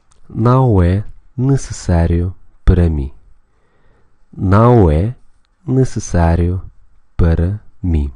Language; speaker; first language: Portuguese; non-native, fluent; Russian